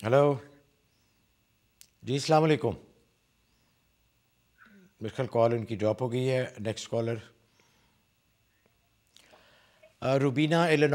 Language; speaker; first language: Urdu; native; Urdu